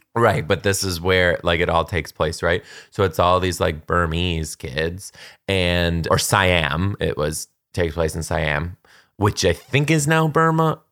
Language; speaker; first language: English; native; English